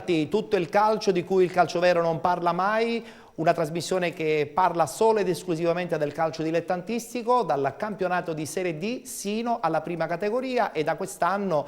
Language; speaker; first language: Italian; native; Italian